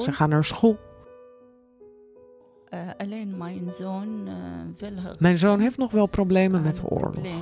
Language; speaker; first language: Dutch; non-native, learner; Arabic